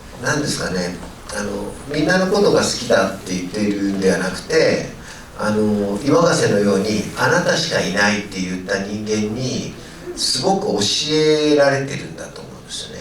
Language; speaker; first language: Japanese; native; Japanese